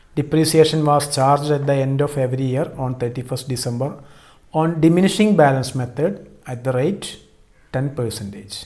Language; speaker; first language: English; non-native, local second language; Malayalam